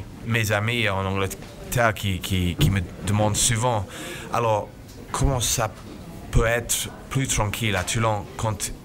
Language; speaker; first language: French; non-native, fluent; English